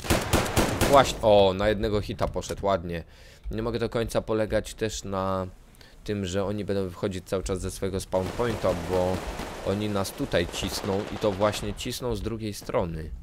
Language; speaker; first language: Polish; native; Polish